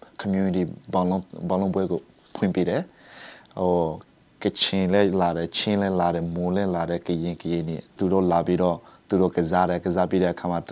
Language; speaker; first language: Burmese; non-native, local second language; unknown